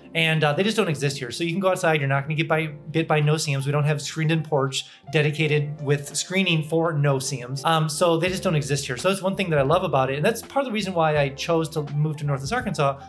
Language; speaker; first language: English; native; English